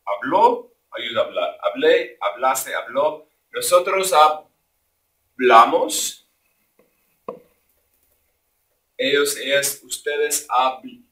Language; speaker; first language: Spanish; non-native, fluent; English